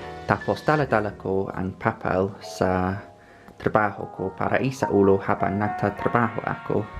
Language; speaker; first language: Filipino; non-native, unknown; English